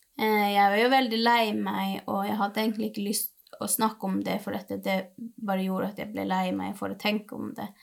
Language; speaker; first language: Norwegian; non-native, local second language; Northern Sami